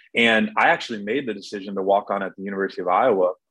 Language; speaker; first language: English; native; English